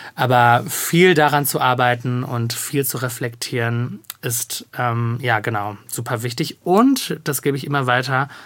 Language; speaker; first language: German; native; German